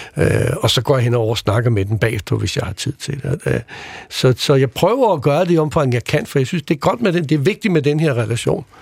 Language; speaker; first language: Danish; early bilingual, other home language; Croatian